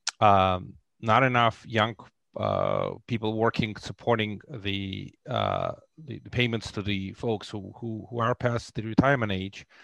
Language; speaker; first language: English; non-native, fluent; Russian